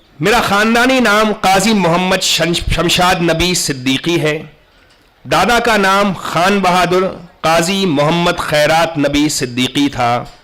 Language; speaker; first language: Urdu; native; Urdu